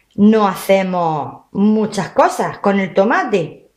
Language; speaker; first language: Spanish; native; Spanish